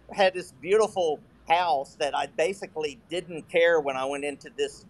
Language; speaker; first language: English; native; English